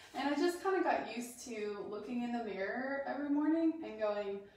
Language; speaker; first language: English; native; English